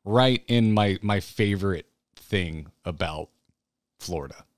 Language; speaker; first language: English; native; English